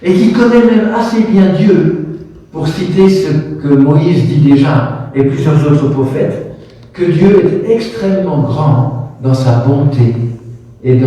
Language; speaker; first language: French; native; French